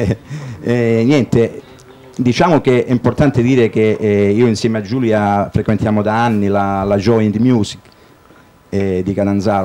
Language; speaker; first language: Italian; native; Italian